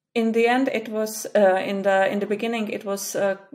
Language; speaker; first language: English; non-native, fluent; Polish